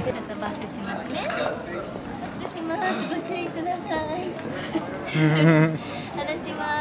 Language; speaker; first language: Japanese; native; Japanese